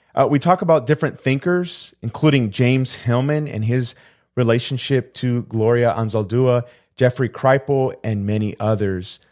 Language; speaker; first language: English; native; English